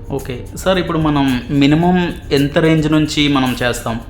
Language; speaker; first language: Telugu; native; Telugu